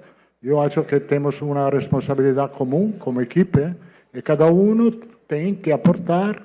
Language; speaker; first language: Portuguese; non-native, fluent; Italian